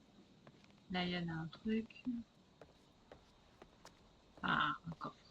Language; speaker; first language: French; native; French